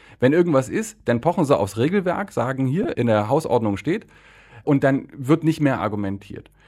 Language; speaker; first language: German; native; German